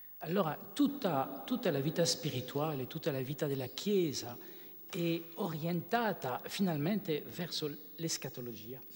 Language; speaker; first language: Italian; non-native, fluent; French